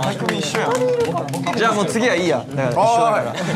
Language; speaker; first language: Japanese; native; Japanese